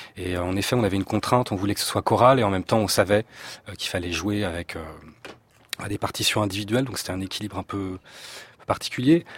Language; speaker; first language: French; native; French